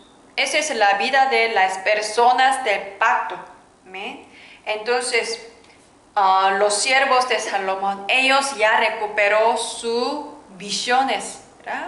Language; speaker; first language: Spanish; non-native, learner; Korean